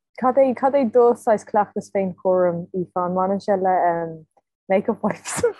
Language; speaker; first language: Irish; non-native, local second language; English